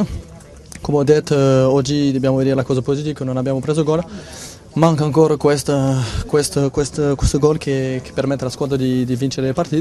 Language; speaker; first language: Italian; non-native, fluent; French